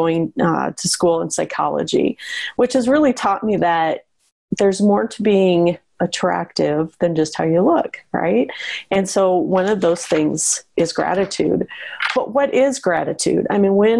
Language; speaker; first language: English; native; English